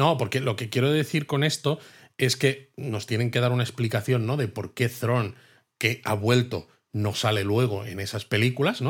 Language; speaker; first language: Spanish; native; Spanish